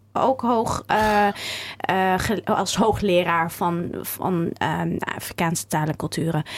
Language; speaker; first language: Dutch; early bilingual, other home language; Somali